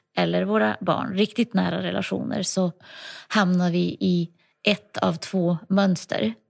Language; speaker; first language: Swedish; native; Swedish